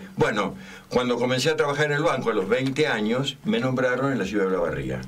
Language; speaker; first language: Spanish; native; Spanish